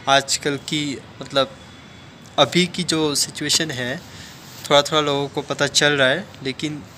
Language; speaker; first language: Hindi; non-native, local second language; Assamese